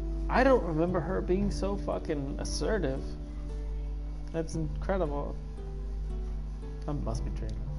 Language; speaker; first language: English; early bilingual, other home language; Spanish